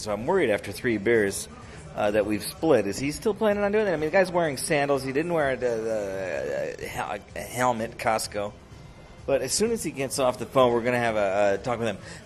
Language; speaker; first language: English; native; English